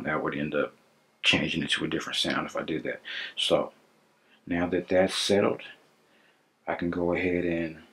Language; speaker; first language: English; native; English